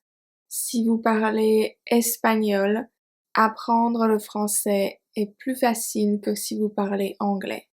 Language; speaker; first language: French; native; French